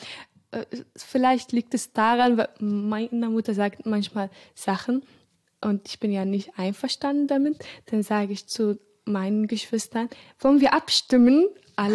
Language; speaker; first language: German; early bilingual, other home language; Arabic